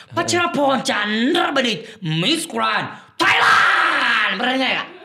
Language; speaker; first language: Indonesian; non-native, fluent; Thai